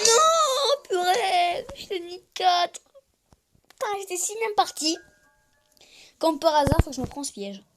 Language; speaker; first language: French; native; French